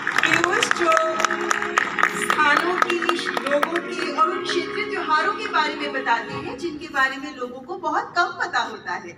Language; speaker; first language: Hindi; native; Hindi